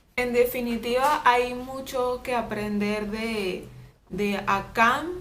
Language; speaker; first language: Spanish; native; Spanish